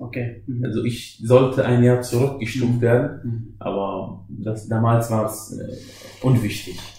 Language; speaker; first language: German; non-native, fluent; Arabic